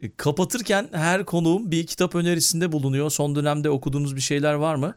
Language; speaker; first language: Turkish; native; Turkish